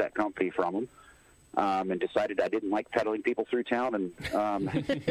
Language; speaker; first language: English; native; English